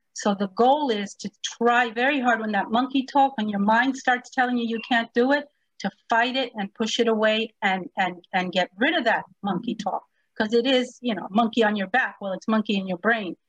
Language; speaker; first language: English; early bilingual, other home language; Spanish